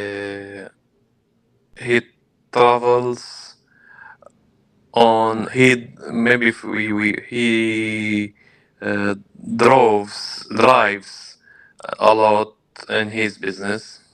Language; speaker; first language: English; non-native, learner; Arabic